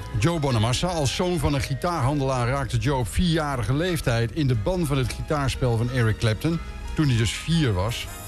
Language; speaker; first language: Dutch; native; Dutch